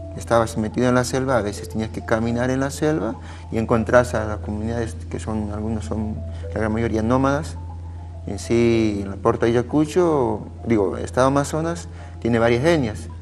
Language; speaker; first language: Spanish; native; Spanish